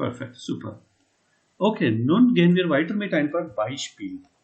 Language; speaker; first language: German; non-native, fluent; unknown